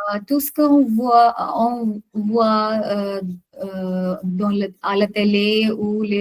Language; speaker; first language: French; non-native, learner; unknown